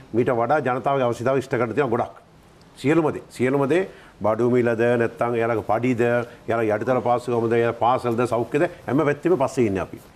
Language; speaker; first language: Sinhala; non-native, local second language; Tamil